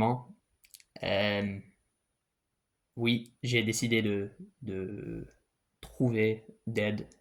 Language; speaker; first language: French; non-native, fluent; English